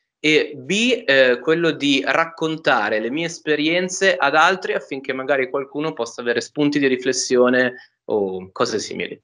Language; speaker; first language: Italian; native; Italian